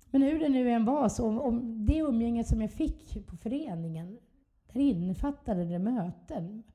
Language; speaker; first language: Swedish; native; Swedish